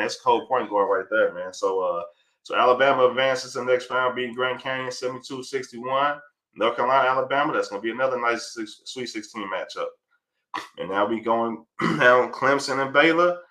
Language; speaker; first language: English; native; English